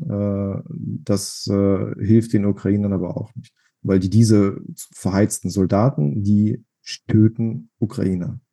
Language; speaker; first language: German; non-native, fluent; Russian